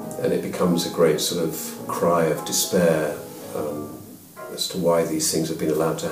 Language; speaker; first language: English; native; English